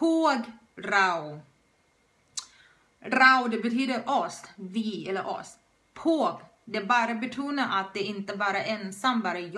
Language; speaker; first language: Swedish; non-native, fluent; Thai